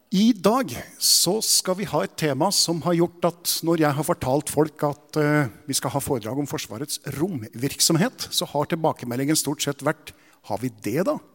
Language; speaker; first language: Norwegian; native; Norwegian